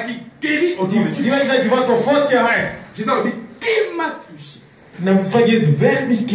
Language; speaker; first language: German; non-native, learner; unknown